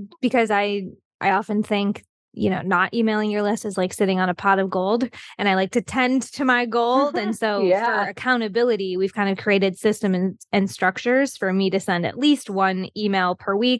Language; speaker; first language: English; native; English